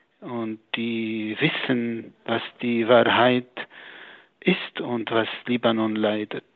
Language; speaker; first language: German; non-native, fluent; Arabic